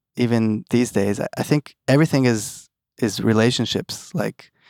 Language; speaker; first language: English; early bilingual, other home language; Hebrew